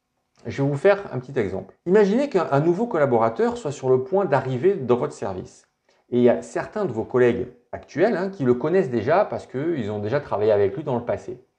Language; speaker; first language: French; native; French